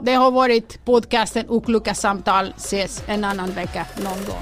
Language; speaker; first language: Swedish; non-native, fluent; Greek